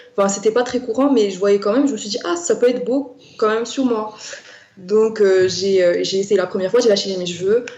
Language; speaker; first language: French; non-native, local second language; Arabic